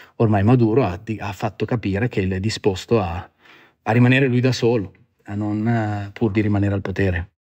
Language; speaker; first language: Italian; native; Italian